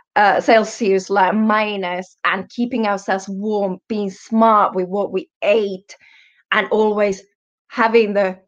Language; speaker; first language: English; non-native, fluent; Finnish